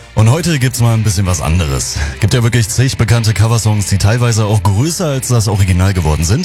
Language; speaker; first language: German; native; German